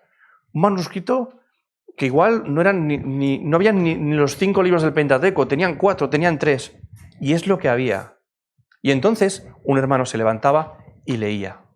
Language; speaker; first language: Spanish; native; Spanish